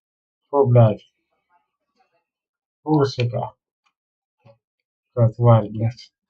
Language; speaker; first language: Russian; native; Russian